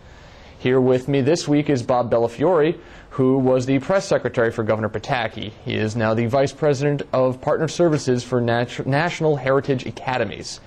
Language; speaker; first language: English; native; English